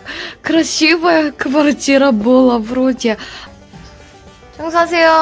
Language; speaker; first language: Russian; non-native, learner; Korean